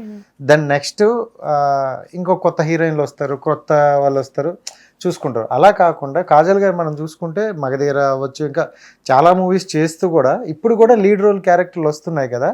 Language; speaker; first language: Telugu; native; Telugu